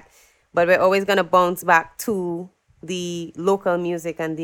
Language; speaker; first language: English; native; English